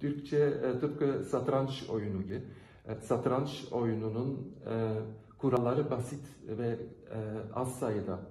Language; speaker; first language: Turkish; non-native, fluent; Dutch